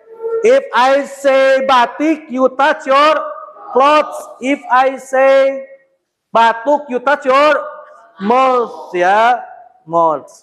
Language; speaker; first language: English; non-native, learner; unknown